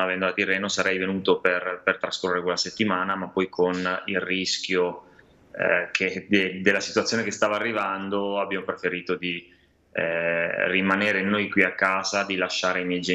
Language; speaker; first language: Italian; native; Italian